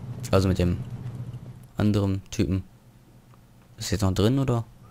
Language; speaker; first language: German; native; German